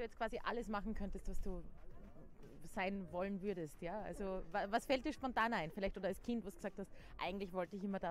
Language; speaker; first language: German; native; German